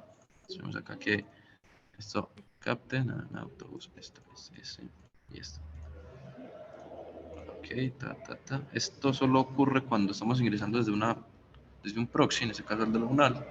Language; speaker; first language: Spanish; native; Spanish